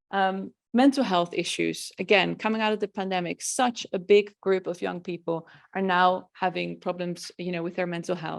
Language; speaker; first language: English; non-native, fluent; Dutch